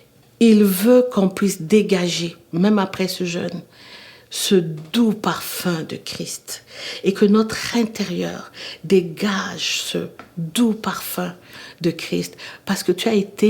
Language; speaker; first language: French; native; French